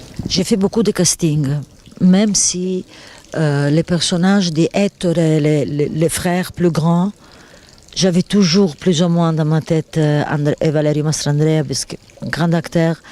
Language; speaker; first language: French; non-native, fluent; Italian